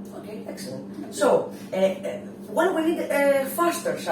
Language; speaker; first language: English; non-native, fluent; Greek